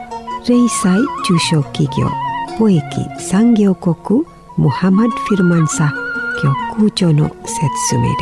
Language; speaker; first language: Japanese; non-native, fluent; Indonesian